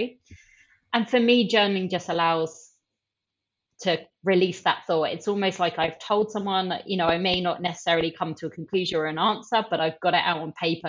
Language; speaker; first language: English; native; English